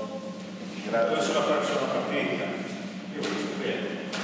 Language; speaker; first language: Italian; native; Italian